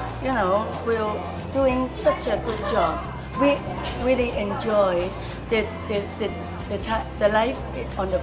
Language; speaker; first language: English; non-native, fluent; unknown